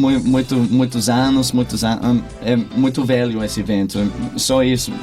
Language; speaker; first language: Portuguese; non-native, fluent; English